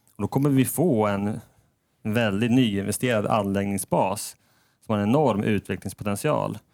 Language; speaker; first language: Swedish; native; Swedish